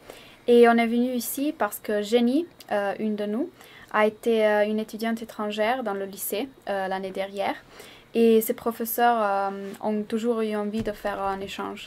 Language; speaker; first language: French; non-native, fluent; Italian